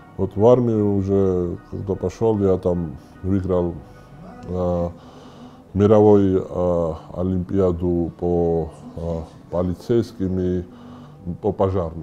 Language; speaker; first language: Russian; non-native, fluent; Georgian